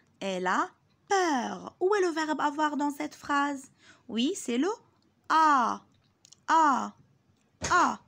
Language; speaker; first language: French; non-native, local second language; Arabic